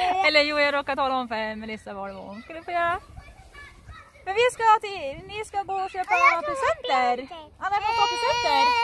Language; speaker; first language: Swedish; native; Swedish